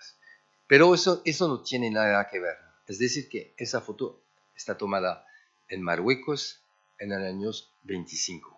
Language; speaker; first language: Spanish; early bilingual, heritage; French